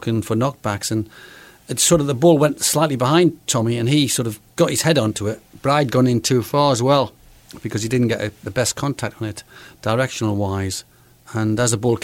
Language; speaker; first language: English; native; English